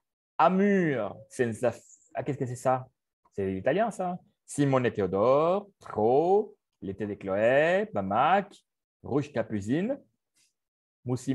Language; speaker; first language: French; non-native, fluent; Spanish